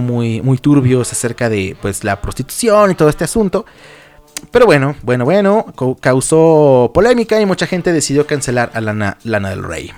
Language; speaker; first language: Spanish; native; Spanish